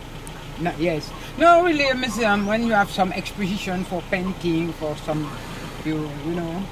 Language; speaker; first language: English; non-native, learner; French